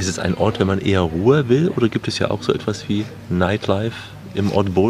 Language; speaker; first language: German; native; German